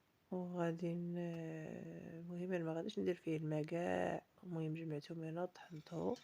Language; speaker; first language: Arabic; native; Arabic